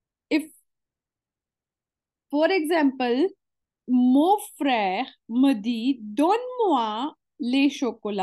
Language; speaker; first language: French; non-native, fluent; Hindi